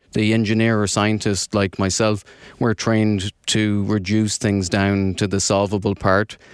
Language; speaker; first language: English; native; English